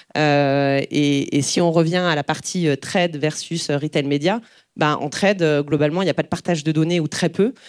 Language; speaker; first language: French; native; French